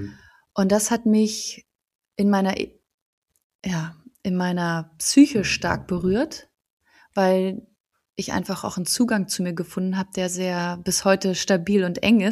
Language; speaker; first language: German; native; German